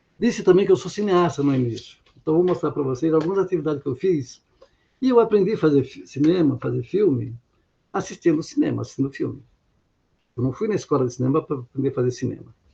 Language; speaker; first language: Portuguese; native; Portuguese